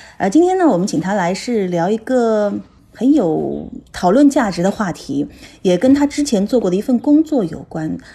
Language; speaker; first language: Chinese; non-native, local second language; Tibetan